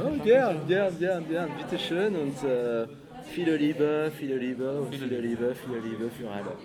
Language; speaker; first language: German; non-native, learner; French